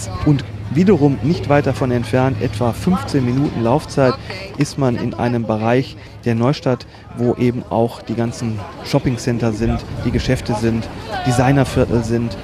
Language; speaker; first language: German; native; German